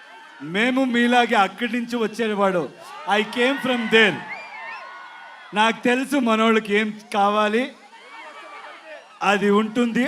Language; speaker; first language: Telugu; non-native, learner; Kannada